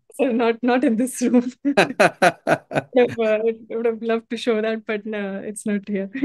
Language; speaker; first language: English; non-native, local second language; Hindi